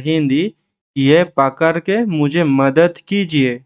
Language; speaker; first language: Hindi; non-native, learner; Bangla